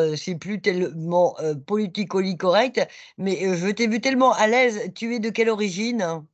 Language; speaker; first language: French; native; French